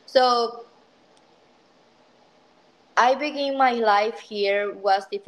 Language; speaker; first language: English; non-native, learner; Spanish